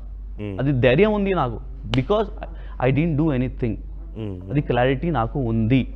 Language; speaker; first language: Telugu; non-native, local second language; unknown